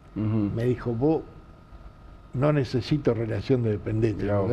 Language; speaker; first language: Spanish; native; Spanish